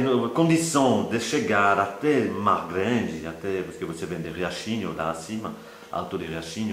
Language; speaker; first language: Portuguese; non-native, fluent; French